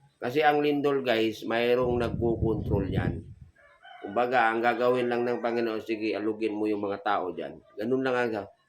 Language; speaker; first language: Filipino; native; Filipino